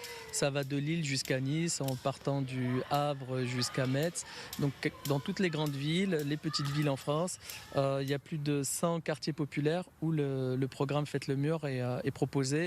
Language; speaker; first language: French; native; French